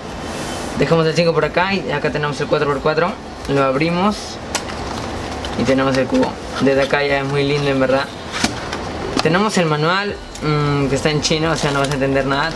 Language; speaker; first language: Spanish; native; Spanish